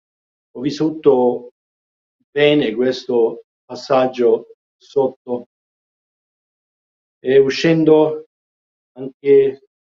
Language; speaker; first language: Italian; non-native, fluent; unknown